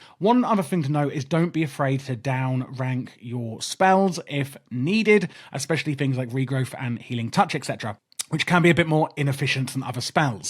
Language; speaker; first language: English; native; English